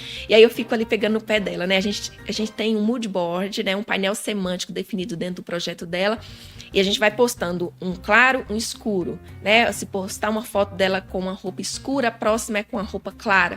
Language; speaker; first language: Portuguese; native; Portuguese